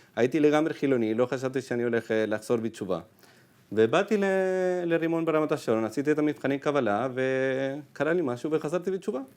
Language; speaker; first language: Hebrew; non-native, fluent; Spanish